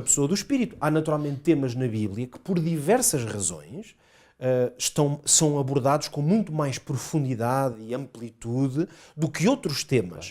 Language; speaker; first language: Portuguese; native; Portuguese